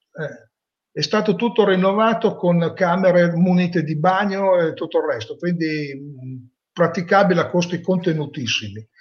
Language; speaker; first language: Italian; native; Italian